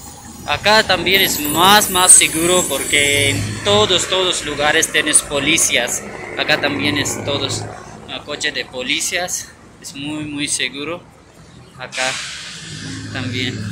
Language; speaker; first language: Spanish; non-native, learner; Urdu